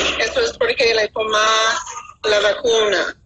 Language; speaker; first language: Spanish; non-native, learner; English